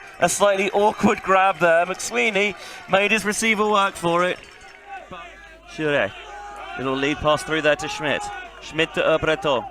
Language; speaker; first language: English; native; English